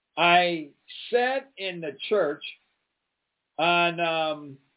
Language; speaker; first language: English; native; English